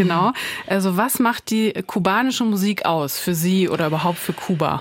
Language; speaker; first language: German; native; German